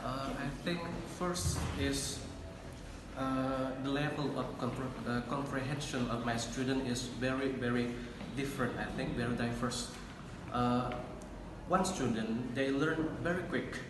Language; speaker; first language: English; non-native, learner; Indonesian